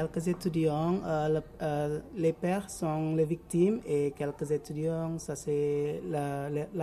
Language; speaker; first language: French; non-native, learner; Indonesian